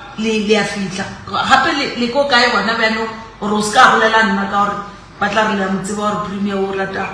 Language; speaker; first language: Northern Sotho; non-native, local second language; Venda